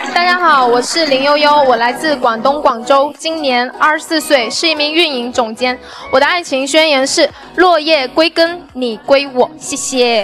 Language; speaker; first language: Chinese; native; Chinese